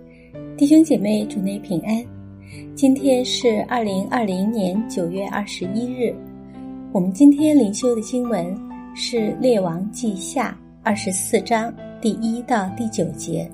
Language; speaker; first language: Chinese; native; Chinese